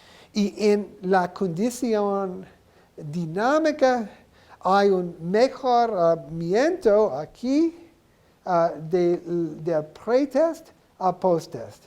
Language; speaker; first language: Spanish; non-native, learner; English